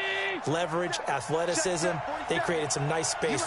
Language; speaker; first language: English; native; English